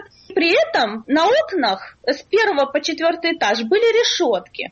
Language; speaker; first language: Russian; native; Russian